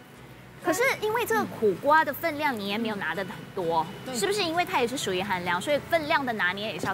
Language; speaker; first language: Chinese; native; Chinese